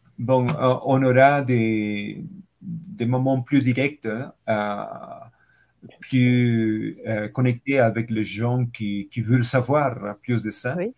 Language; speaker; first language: French; non-native, fluent; Spanish